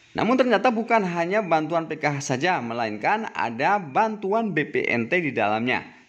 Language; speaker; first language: Indonesian; native; Indonesian